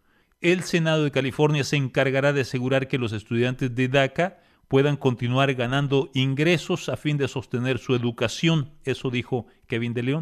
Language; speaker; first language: Spanish; native; Spanish